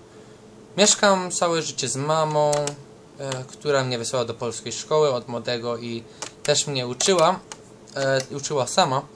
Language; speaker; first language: Polish; early bilingual, heritage; English